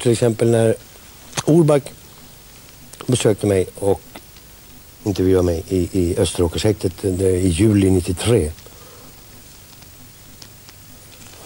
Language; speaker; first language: Swedish; native; Swedish